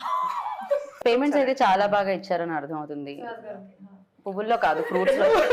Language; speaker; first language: Telugu; native; Telugu